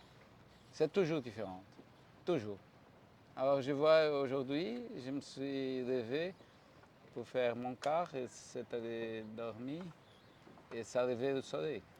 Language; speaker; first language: French; non-native, fluent; Portuguese